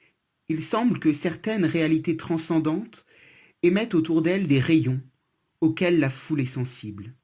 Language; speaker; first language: French; native; French